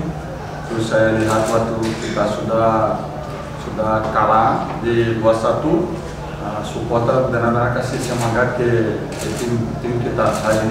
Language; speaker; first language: Indonesian; non-native, learner; Portuguese